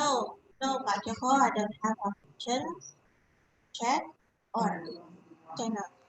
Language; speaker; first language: English; non-native, fluent; Indonesian